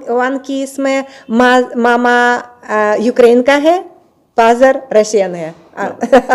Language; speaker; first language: Hindi; non-native, learner; Russian